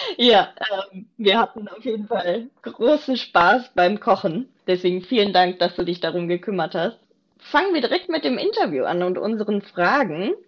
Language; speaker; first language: German; native; German